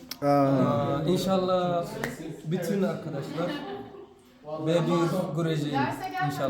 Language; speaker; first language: Turkish; non-native, learner; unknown